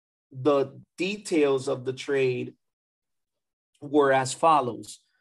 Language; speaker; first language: English; early bilingual, other home language; Spanish